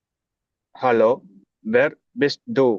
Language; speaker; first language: German; non-native, learner; Tamil